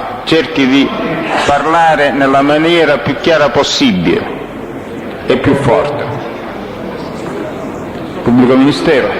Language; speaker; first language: Italian; native; Italian